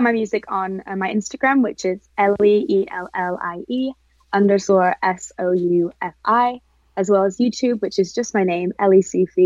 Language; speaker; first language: English; native; English